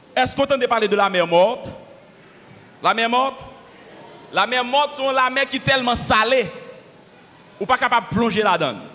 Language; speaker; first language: French; non-native, local second language; Haitian Creole